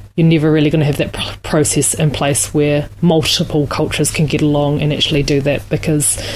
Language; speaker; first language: English; native; English